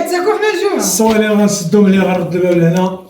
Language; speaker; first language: Arabic; native; Arabic